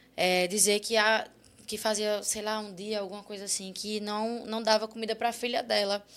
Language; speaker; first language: Portuguese; native; Portuguese